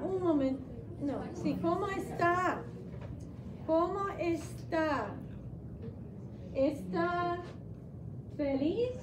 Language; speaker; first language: Spanish; non-native, fluent; English